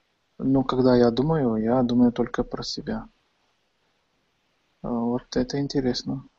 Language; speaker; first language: Russian; non-native, fluent; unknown